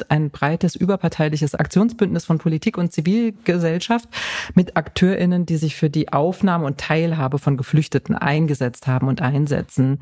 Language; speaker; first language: German; native; German